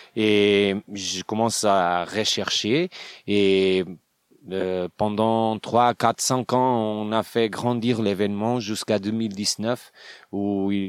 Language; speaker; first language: French; non-native, learner; Portuguese